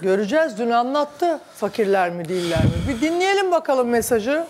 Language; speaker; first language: Turkish; native; Turkish